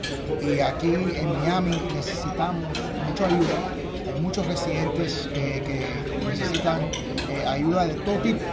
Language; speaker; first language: Spanish; early bilingual, heritage; Spanish